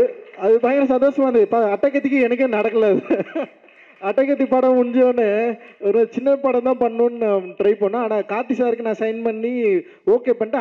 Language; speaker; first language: Tamil; native; Tamil